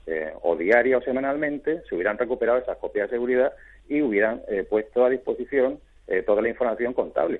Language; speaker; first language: Spanish; native; Spanish